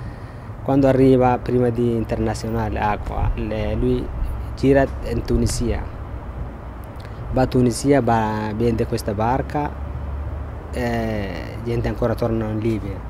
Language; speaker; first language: Italian; non-native, learner; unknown